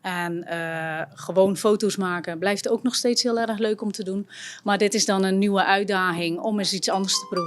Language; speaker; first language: Dutch; native; Dutch